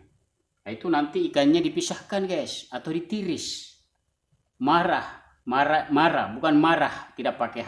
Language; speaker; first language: Indonesian; non-native, local second language; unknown